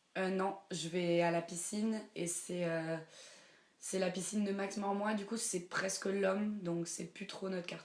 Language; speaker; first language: French; native; French